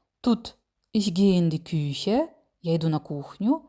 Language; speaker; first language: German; non-native, fluent; Ukrainian